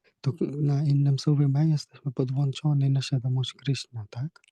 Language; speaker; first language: Polish; non-native, learner; Hindi